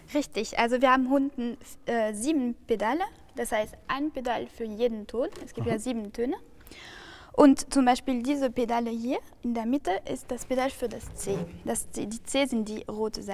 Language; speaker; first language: German; non-native, fluent; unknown